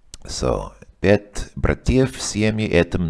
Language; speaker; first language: Russian; non-native, learner; English